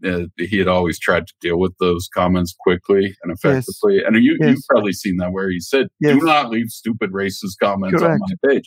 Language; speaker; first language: English; native; English